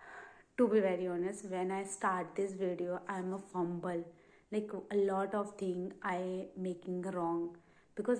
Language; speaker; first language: English; non-native, learner; Hindi